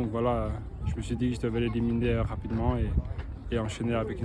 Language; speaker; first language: French; native; French